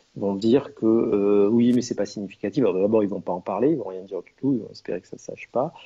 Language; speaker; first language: French; native; French